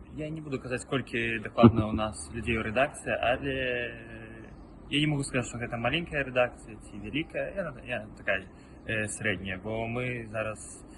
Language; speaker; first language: Belarusian; non-native, local second language; Russian